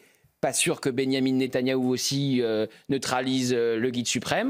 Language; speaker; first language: French; native; French